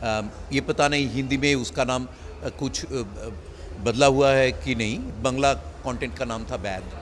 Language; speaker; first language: Hindi; non-native, local second language; Bangla